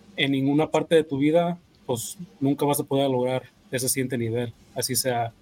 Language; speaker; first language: Spanish; early bilingual, heritage; Spanish